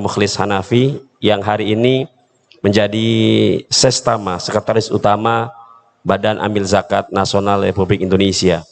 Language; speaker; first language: Indonesian; native; Indonesian